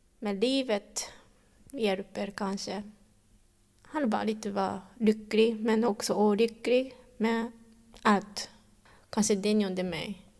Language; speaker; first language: Swedish; non-native, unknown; Japanese